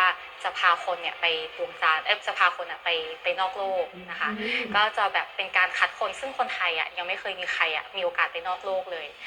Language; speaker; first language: Thai; native; Thai